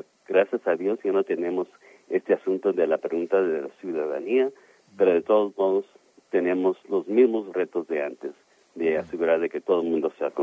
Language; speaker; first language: Spanish; early bilingual, heritage; Spanish